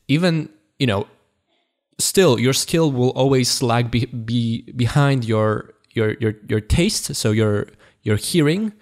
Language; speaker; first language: English; non-native, fluent; Polish